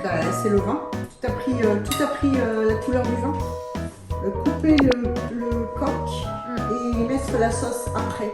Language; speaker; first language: French; native; French